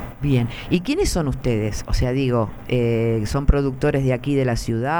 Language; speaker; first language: Spanish; native; Spanish